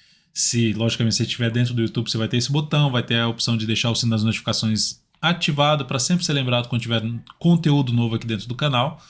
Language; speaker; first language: Portuguese; native; Portuguese